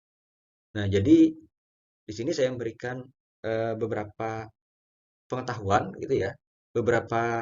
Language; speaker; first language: Indonesian; native; Indonesian